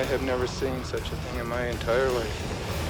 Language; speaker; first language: English; native; English